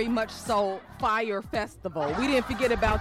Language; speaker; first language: English; native; English